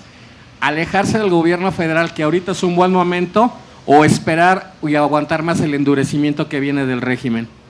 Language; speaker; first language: Spanish; native; Spanish